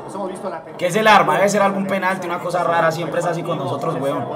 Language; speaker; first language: Spanish; native; Spanish